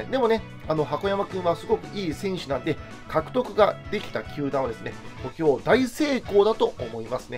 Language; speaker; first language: Japanese; native; Japanese